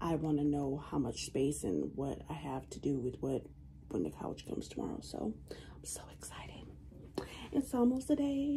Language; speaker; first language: English; native; English